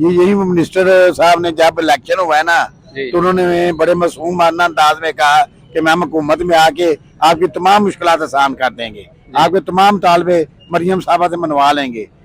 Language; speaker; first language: Urdu; non-native, local second language; Punjabi